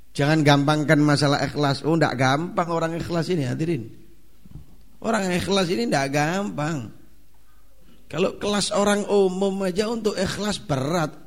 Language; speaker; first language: Indonesian; non-native, local second language; Javanese